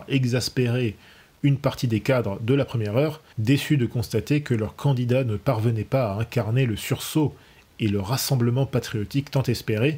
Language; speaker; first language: French; native; French